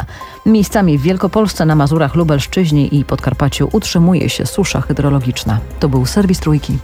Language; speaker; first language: Polish; native; Polish